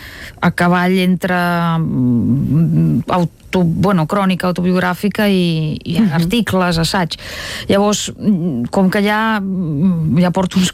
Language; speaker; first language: Catalan; non-native, fluent; Russian